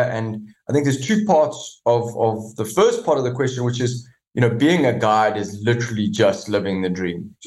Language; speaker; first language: English; native; English